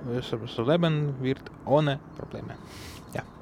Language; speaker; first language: German; non-native, learner; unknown